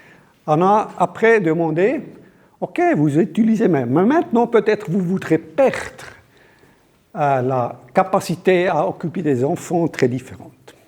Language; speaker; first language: French; non-native, local second language; German